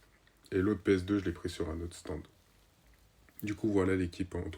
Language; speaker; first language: French; native; French